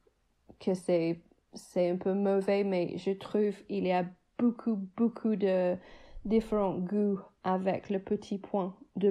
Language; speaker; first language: French; non-native, fluent; English